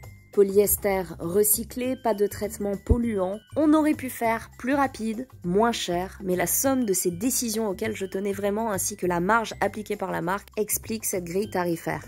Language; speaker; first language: French; native; French